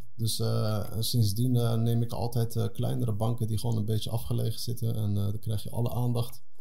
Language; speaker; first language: Dutch; early bilingual, other home language; Arabic